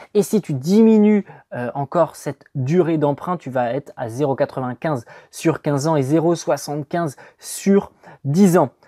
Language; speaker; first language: French; native; French